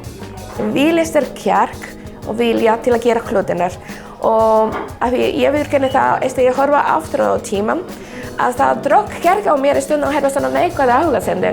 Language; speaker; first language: Icelandic; non-native, learner; Spanish